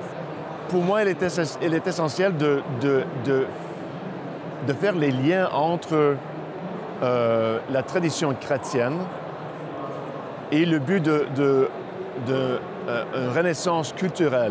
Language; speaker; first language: French; non-native, local second language; English